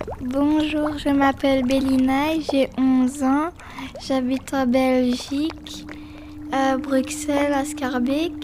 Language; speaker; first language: French; early bilingual, other home language; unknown